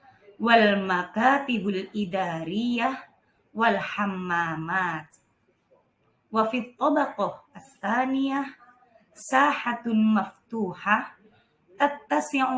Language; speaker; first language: Arabic; non-native, fluent; Indonesian